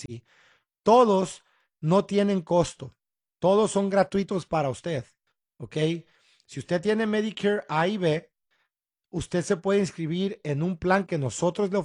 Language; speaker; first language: Spanish; early bilingual, heritage; Spanish